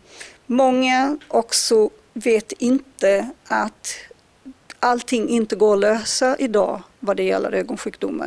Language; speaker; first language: Swedish; non-native, fluent; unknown